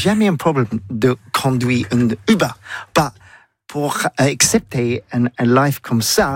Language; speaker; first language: French; non-native, learner; English